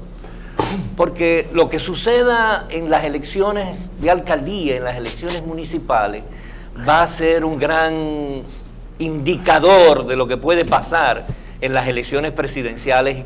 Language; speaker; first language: Spanish; native; Spanish